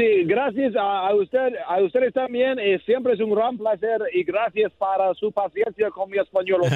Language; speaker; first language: Spanish; non-native, learner; English